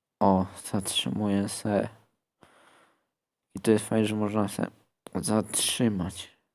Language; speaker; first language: Polish; native; Polish